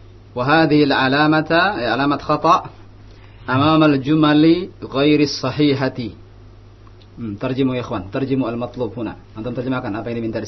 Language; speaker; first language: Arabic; non-native, fluent; Indonesian